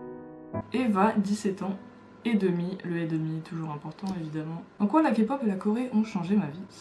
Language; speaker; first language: French; native; French